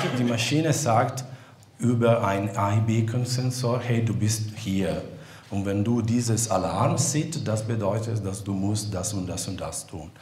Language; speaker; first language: German; non-native, fluent; Italian